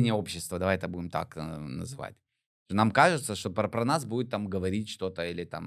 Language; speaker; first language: Russian; native; Russian